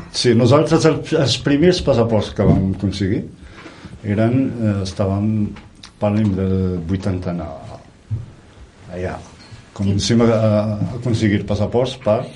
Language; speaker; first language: Catalan; non-native, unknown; Riffian